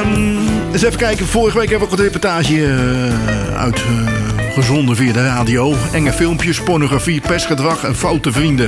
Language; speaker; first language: Dutch; native; Dutch